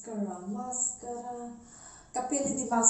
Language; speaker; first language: Italian; non-native, learner; Mizo